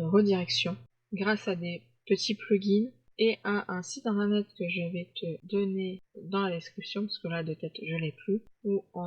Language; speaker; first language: French; native; French